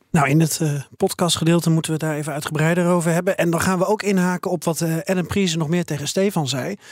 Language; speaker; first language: Dutch; native; Dutch